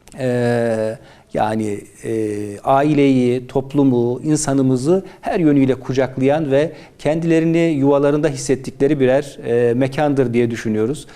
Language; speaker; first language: Turkish; native; Turkish